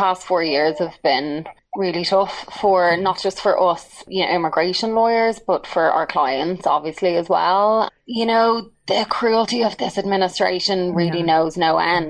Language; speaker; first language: English; native; English